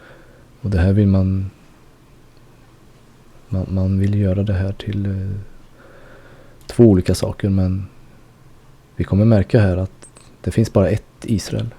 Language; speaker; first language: Swedish; native; Swedish